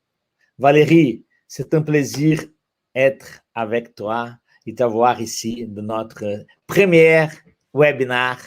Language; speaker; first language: French; non-native, fluent; Portuguese